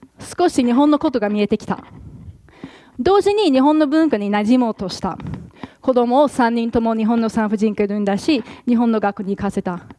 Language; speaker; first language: Japanese; non-native, fluent; English